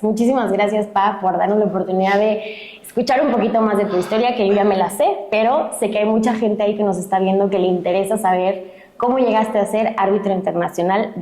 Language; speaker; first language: Spanish; native; Spanish